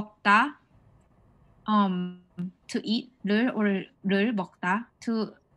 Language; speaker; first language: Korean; non-native, fluent; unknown